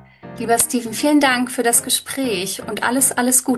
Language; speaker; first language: German; native; German